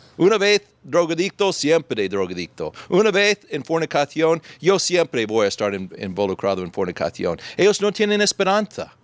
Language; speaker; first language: Spanish; non-native, fluent; English